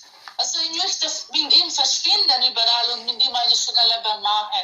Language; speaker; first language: German; non-native, learner; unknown